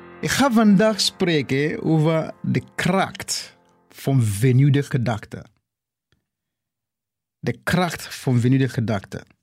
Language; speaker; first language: Dutch; non-native, fluent; English